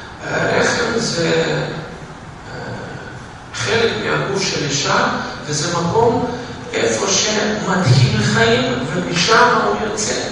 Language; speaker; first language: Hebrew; non-native, fluent; Russian